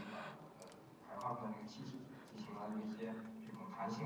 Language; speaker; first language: Chinese; native; Chinese